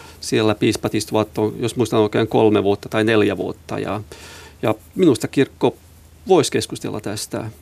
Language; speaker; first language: Finnish; non-native, local second language; Swedish